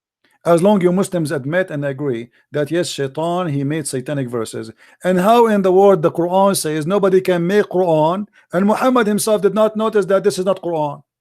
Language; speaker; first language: English; non-native, fluent; Arabic